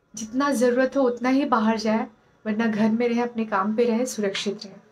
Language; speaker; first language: Hindi; native; Hindi